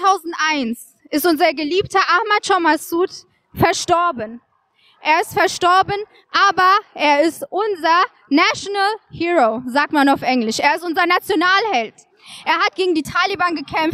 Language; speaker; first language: German; early bilingual, other home language; Persian